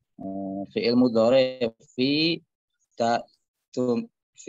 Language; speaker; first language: Arabic; non-native, learner; Indonesian